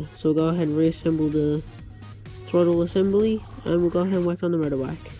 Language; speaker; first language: English; native; English